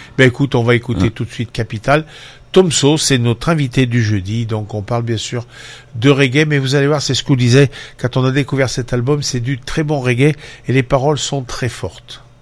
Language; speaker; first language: French; native; French